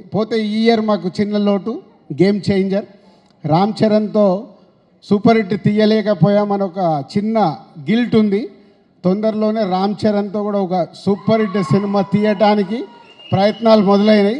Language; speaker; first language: Telugu; native; Telugu